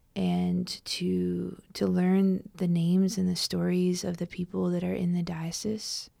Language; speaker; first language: English; native; English